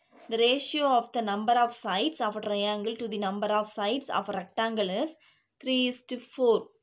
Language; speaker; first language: English; non-native, local second language; Tamil